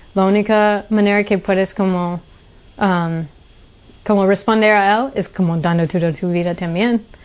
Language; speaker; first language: Spanish; non-native, fluent; English